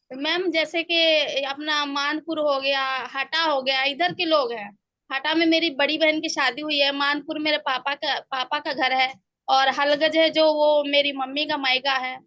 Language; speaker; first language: Hindi; native; Hindi